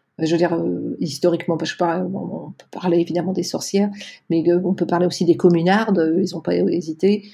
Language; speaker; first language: French; native; French